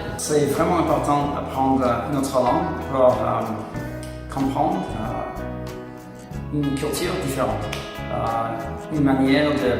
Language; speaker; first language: French; non-native, fluent; English